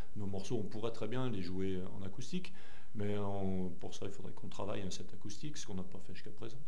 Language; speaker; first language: French; native; French